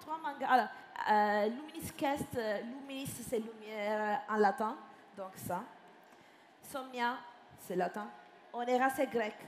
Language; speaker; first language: French; non-native, fluent; Italian